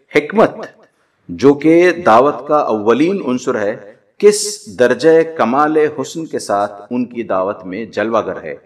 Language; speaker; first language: Urdu; native; Urdu